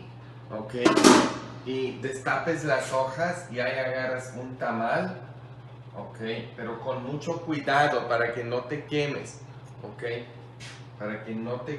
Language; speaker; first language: Spanish; non-native, fluent; English